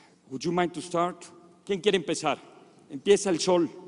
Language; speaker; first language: Spanish; native; Spanish